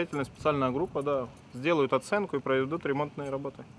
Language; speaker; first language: Russian; native; Russian